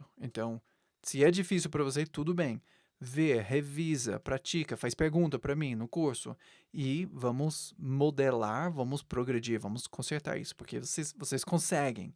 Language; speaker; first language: Portuguese; non-native, fluent; English